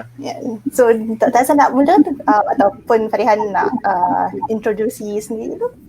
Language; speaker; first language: Malay; native; Malay